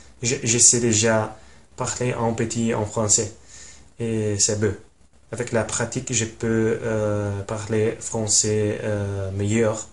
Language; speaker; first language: French; non-native, learner; Italian